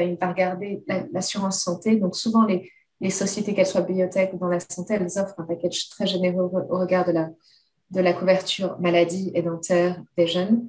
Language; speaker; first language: French; native; French